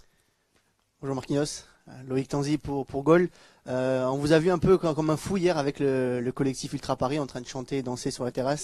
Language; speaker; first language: French; native; French